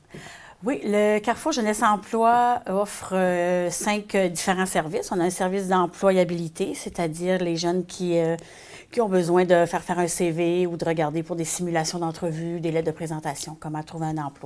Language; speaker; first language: French; native; French